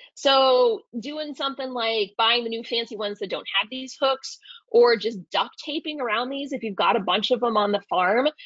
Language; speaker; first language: English; native; English